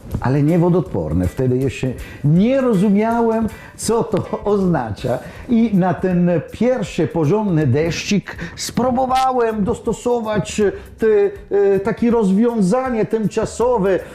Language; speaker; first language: Polish; non-native, learner; Italian